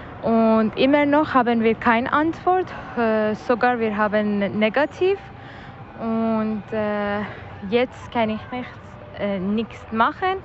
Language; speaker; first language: German; non-native, learner; Persian